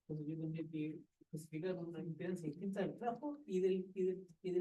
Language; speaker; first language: Spanish; native; Spanish